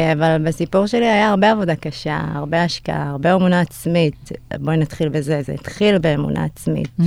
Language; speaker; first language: Hebrew; early bilingual, other home language; Amharic